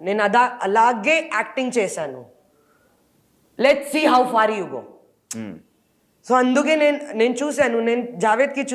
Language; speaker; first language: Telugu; non-native, learner; Hindi